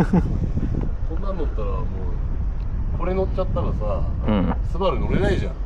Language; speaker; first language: Japanese; native; Japanese